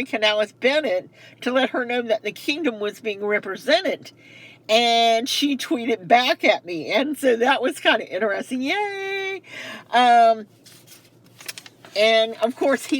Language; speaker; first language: English; native; English